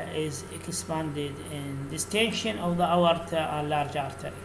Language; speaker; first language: English; non-native, fluent; Arabic